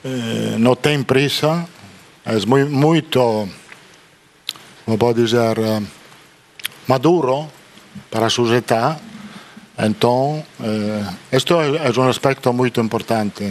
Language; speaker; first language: Portuguese; non-native, fluent; Italian